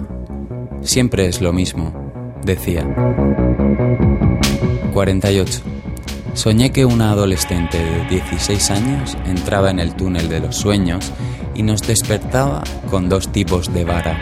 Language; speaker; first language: Spanish; native; Spanish